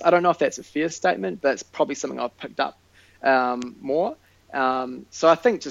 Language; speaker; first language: English; native; English